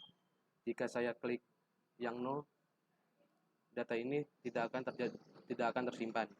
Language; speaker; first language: Indonesian; native; Indonesian